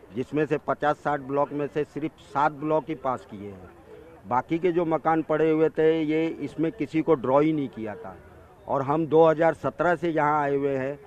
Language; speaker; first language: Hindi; non-native, local second language; Gujarati